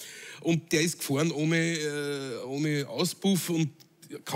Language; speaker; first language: German; native; German